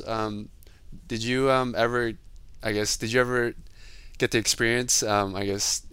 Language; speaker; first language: English; native; English